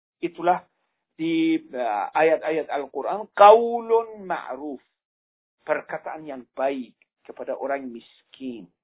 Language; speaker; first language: Indonesian; non-native, fluent; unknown